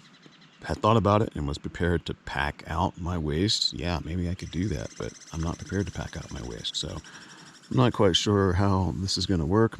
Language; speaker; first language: English; native; English